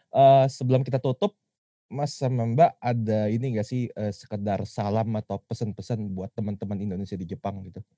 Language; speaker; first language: Indonesian; native; Indonesian